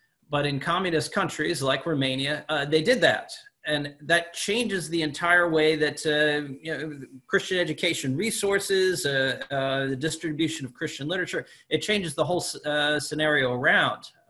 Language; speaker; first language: English; native; English